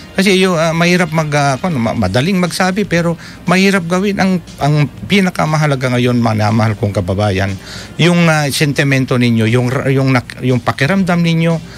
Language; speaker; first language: Filipino; non-native, local second language; Pangasinan